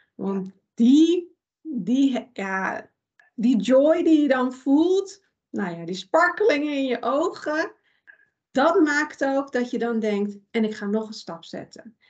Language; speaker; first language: Dutch; early bilingual, other home language; Persian